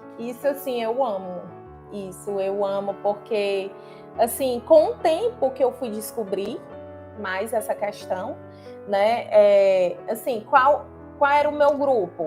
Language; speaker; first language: Portuguese; native; Portuguese